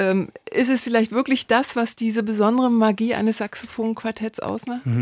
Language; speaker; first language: German; native; German